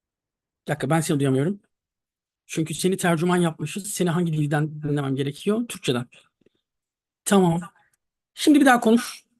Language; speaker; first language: Turkish; native; Turkish